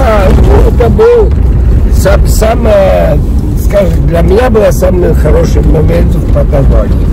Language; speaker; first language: Russian; early bilingual, heritage; Russian